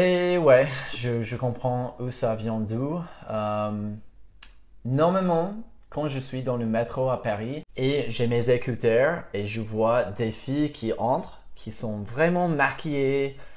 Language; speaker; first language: French; non-native, fluent; English